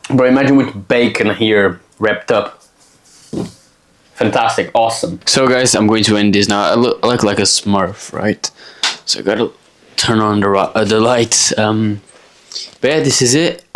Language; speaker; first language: English; non-native, fluent; Portuguese